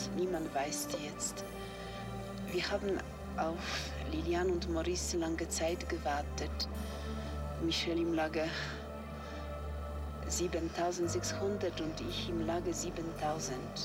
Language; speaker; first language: German; non-native, fluent; Polish